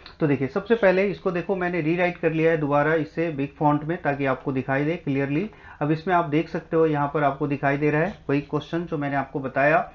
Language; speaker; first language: Hindi; native; Hindi